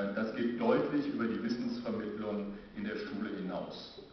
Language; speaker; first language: German; native; German